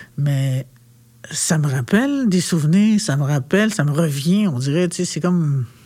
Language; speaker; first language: French; non-native, local second language; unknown